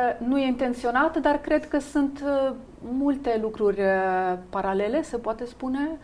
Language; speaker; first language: Romanian; non-native, fluent; Italian